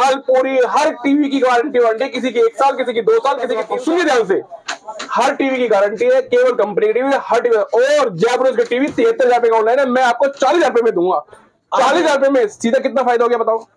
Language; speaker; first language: Hindi; native; Hindi